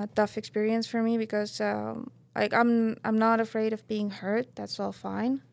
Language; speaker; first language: English; non-native, fluent; Estonian